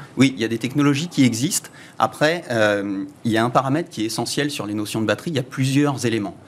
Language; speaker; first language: French; native; French